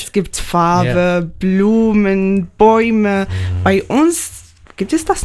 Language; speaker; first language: German; non-native, learner; Arabic